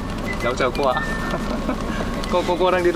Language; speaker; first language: Vietnamese; non-native, fluent; Korean